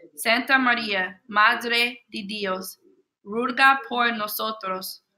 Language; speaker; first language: Spanish; non-native, learner; English